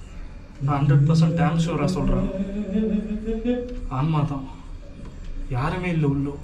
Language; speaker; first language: Tamil; native; Tamil